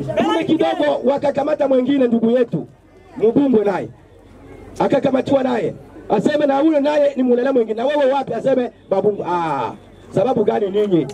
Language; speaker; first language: Swahili; non-native, local second language; Bembe